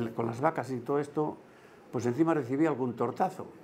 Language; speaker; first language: Spanish; native; Spanish